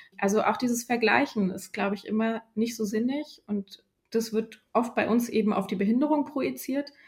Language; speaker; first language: German; early bilingual, other home language; Polish